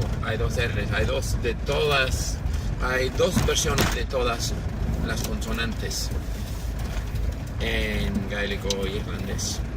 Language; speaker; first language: Spanish; non-native, fluent; English